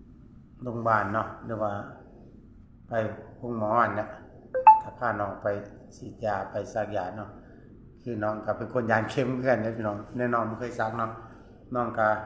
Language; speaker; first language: Thai; non-native, local second language; Northeastern Thai